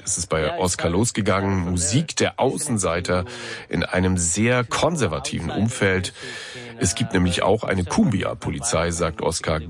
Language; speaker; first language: German; native; German